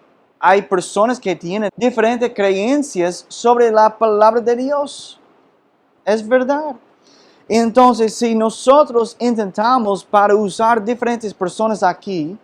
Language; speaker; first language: Spanish; non-native, fluent; English